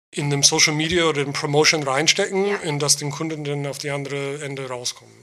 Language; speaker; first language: German; non-native, fluent; English